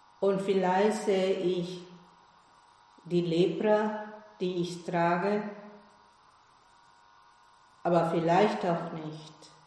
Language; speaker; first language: German; non-native, fluent; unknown